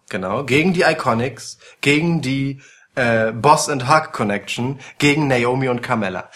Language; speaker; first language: German; early bilingual, other home language; Polish